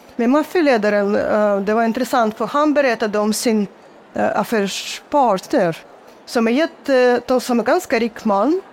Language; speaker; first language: Swedish; non-native, fluent; Russian